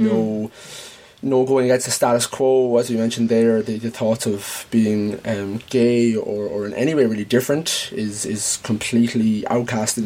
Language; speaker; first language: English; native; English